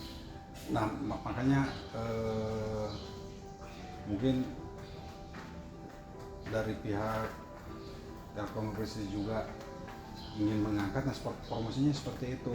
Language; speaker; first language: Indonesian; native; Indonesian